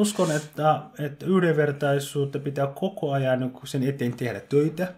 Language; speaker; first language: Finnish; early bilingual, other home language; Somali